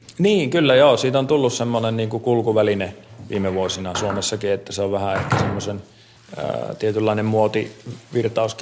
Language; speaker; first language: Finnish; native; Finnish